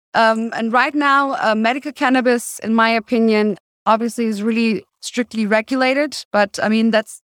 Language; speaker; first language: English; non-native, fluent; German